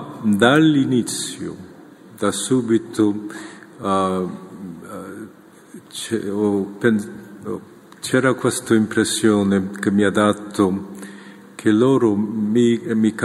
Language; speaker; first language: Italian; non-native, fluent; Korean